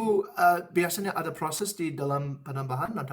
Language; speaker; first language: Indonesian; non-native, fluent; English